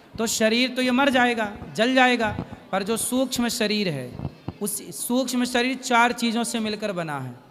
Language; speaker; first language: Hindi; native; Hindi